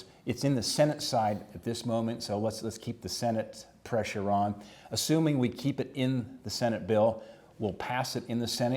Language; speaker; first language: English; native; English